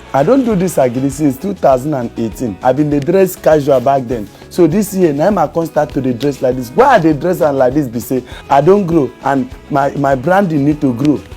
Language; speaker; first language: Nigerian Pidgin; native; Nigerian Pidgin